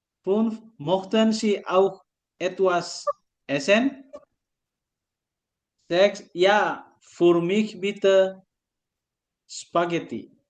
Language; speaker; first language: German; non-native, learner; Indonesian